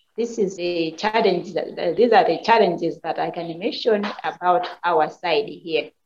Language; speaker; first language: English; non-native, local second language; Nyanja